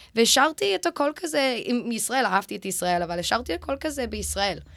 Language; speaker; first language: Hebrew; early bilingual, other home language; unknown